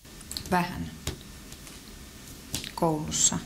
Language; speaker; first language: Finnish; native; Finnish